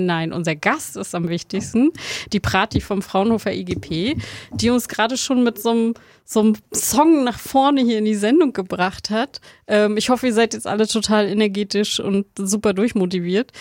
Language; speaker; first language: German; native; German